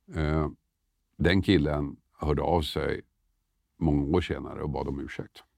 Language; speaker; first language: Swedish; native; Swedish